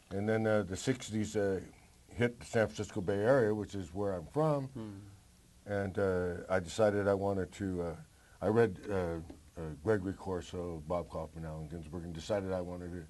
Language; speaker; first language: English; native; English